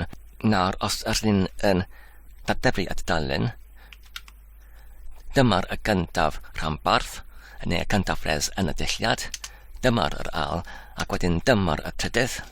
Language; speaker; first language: Welsh; non-native, learner; English